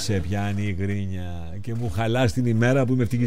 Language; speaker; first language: Greek; native; Greek